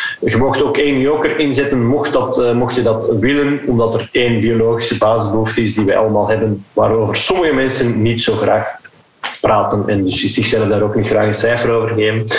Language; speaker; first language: Dutch; native; Dutch